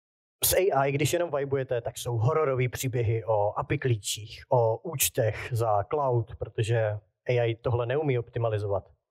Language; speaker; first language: Czech; native; Czech